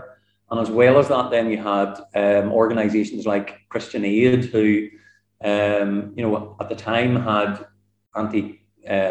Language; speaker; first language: English; native; English